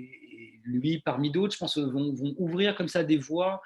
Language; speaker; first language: French; native; French